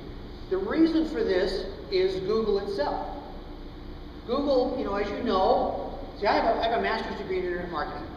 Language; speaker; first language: English; native; English